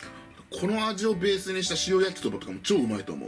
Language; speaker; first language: Japanese; native; Japanese